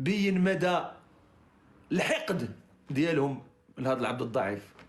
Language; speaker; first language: Arabic; native; Arabic